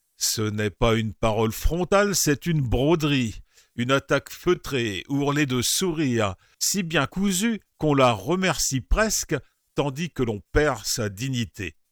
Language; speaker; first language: French; native; French